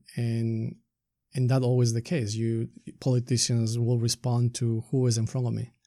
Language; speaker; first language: English; non-native, fluent; Spanish